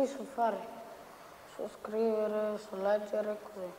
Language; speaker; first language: Italian; non-native, learner; Serbian